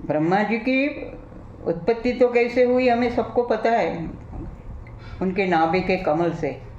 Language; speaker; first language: Hindi; non-native, local second language; Gujarati